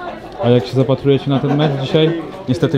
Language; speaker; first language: Polish; native; Polish